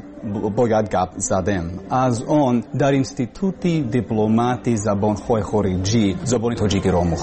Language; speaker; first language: Persian; non-native, learner; English